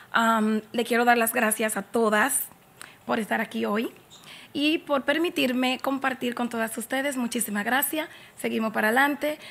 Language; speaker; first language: Spanish; native; Spanish